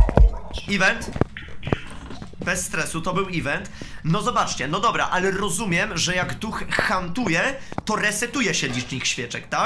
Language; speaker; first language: Polish; native; Polish